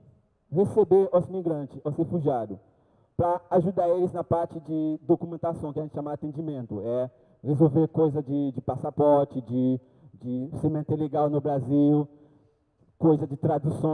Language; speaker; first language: Portuguese; non-native, learner; Haitian Creole